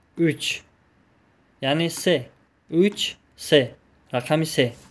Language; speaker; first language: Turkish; non-native, fluent; Tajik